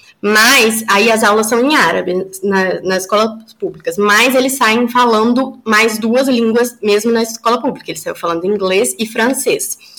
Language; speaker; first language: Portuguese; native; Portuguese